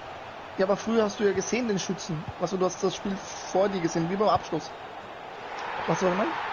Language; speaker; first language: German; native; German